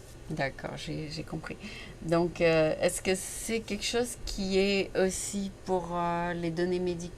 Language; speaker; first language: French; native; French